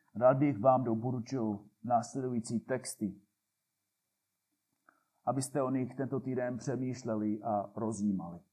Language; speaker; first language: Czech; non-native, fluent; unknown